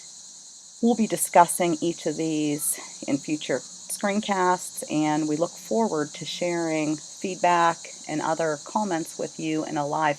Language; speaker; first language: English; native; English